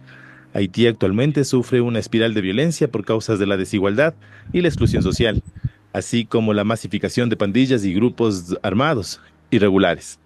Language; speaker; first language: Spanish; native; Spanish